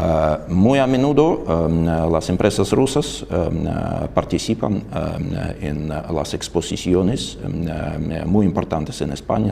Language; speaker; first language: Spanish; non-native, fluent; Russian